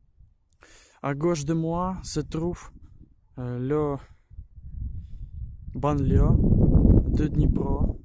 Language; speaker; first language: French; non-native, learner; Ukrainian